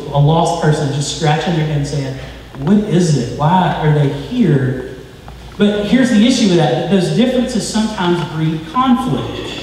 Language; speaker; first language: English; native; English